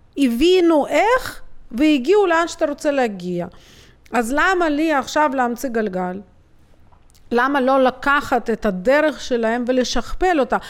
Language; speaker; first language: Hebrew; native; Hebrew